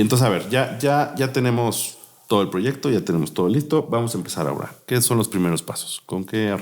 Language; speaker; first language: Spanish; native; Spanish